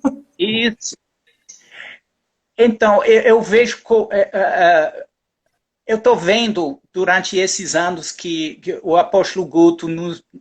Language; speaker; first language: Portuguese; non-native, fluent; English